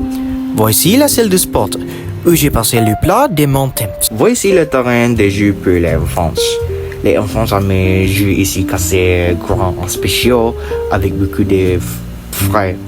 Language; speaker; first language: French; non-native, learner; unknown